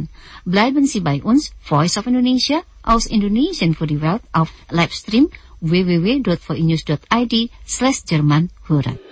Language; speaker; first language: German; non-native, learner; Indonesian